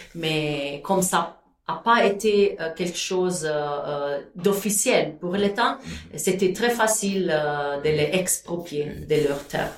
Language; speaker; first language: French; non-native, fluent; Italian